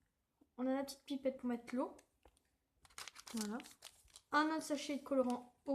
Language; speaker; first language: French; native; French